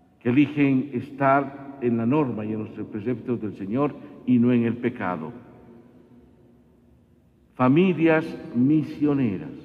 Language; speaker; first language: Spanish; native; Spanish